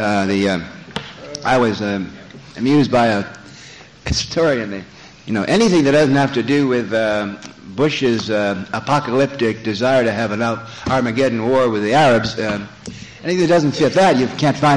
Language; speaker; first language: English; native; English